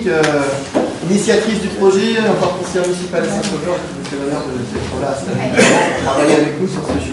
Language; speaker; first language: French; native; French